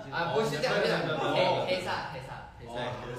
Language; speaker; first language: Chinese; non-native, fluent; Thai